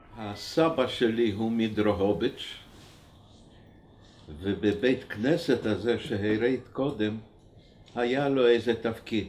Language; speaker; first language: Hebrew; non-native, fluent; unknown